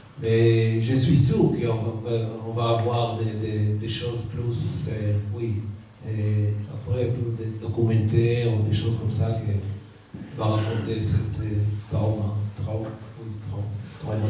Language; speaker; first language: French; non-native, learner; Hebrew